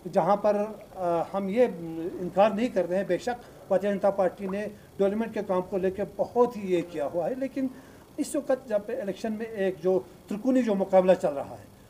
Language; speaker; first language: Hindi; non-native, local second language; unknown